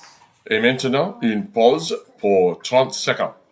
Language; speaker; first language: French; non-native, fluent; English